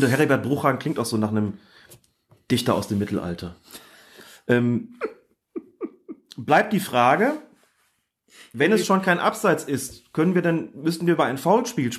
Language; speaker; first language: German; native; German